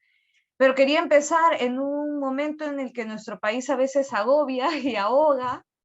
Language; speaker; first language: Spanish; native; Spanish